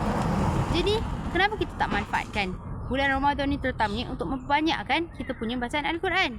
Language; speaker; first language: Malay; native; Malay